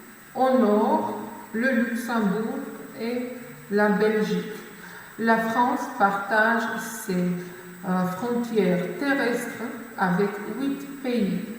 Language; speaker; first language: French; non-native, fluent; Macedonian